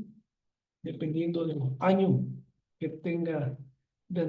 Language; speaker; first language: Spanish; native; Spanish